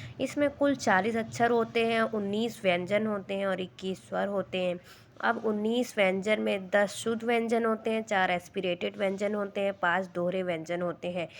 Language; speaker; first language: Hindi; native; Hindi